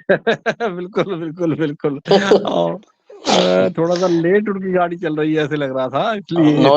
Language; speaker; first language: Hindi; native; Hindi